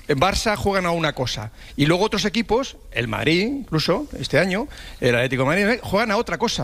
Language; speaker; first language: Spanish; native; Spanish